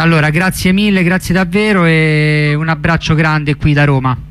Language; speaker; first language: Italian; native; Italian